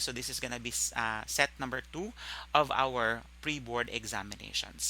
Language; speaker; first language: English; non-native, local second language; Filipino